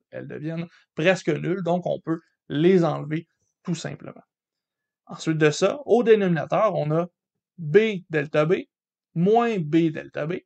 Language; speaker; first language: French; native; French